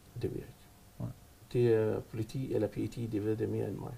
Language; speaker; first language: Danish; non-native, fluent; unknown